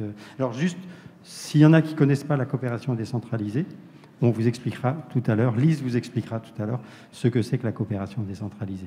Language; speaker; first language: French; native; French